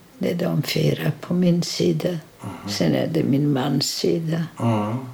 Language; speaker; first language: Swedish; non-native, fluent; Polish